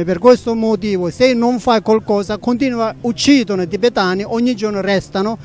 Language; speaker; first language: Italian; non-native, learner; Tibetan